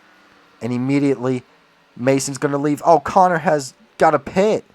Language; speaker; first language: English; native; English